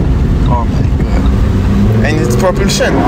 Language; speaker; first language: English; non-native, learner; French